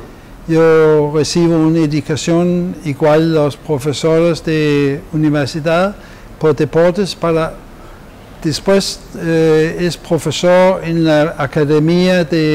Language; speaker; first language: Spanish; non-native, fluent; Danish